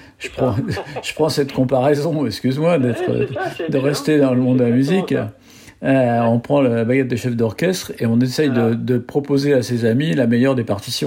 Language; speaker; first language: French; native; French